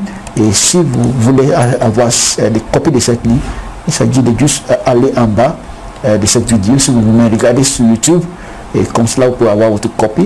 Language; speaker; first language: French; non-native, fluent; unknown